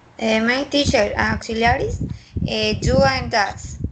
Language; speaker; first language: English; non-native, learner; Spanish